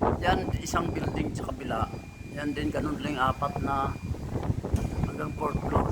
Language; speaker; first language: Filipino; native; Filipino